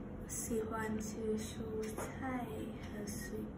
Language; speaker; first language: Chinese; non-native, learner; Thai